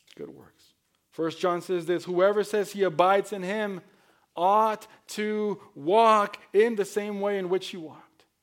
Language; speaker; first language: English; non-native, fluent; Spanish